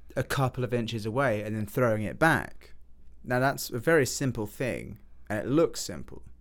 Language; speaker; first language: English; native; English